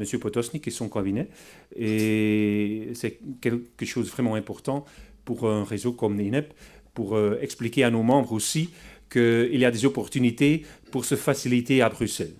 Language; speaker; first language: French; non-native, fluent; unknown